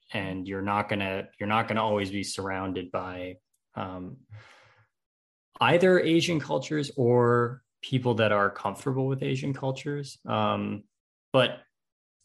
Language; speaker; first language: English; native; English